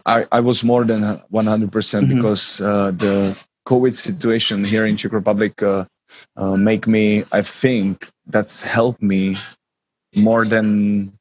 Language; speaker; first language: English; non-native, learner; Czech